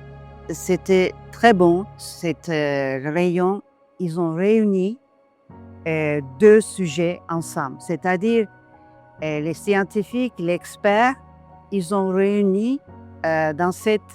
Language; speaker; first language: French; non-native, learner; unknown